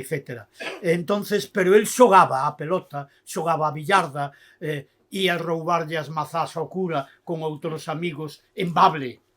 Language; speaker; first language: Galician; native; Galician